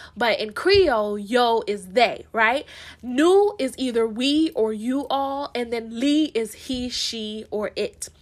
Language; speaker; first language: English; early bilingual, other home language; Haitian Creole